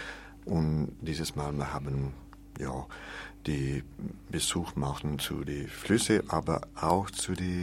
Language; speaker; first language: German; non-native, learner; English